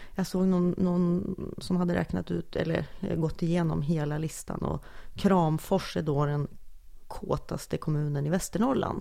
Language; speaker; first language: Swedish; native; Swedish